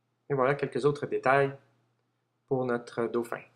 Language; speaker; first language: French; native; French